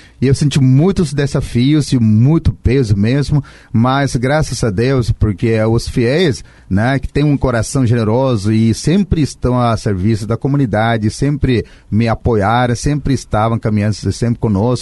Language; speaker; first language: Portuguese; non-native, fluent; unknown